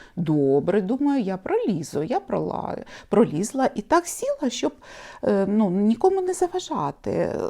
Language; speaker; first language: Ukrainian; non-native, local second language; Russian